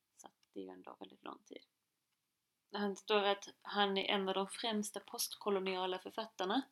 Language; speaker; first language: Swedish; native; Swedish